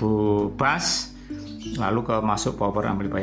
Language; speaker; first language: Indonesian; native; Indonesian